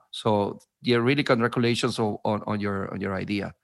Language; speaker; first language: English; non-native, fluent; Spanish